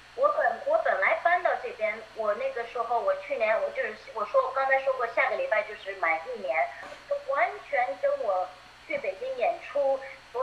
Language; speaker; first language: Chinese; early bilingual, other home language; English